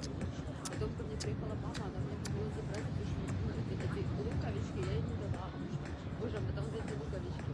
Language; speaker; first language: Russian; non-native, fluent; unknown